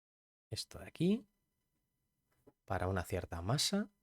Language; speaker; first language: Spanish; native; Spanish